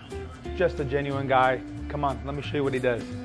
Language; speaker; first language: English; native; English